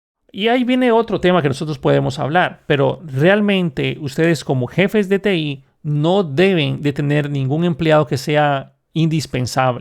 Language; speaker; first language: Spanish; native; Spanish